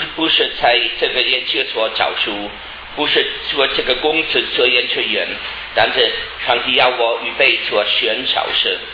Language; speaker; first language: Chinese; non-native, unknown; German